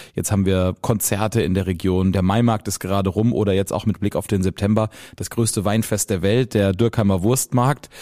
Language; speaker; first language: German; native; German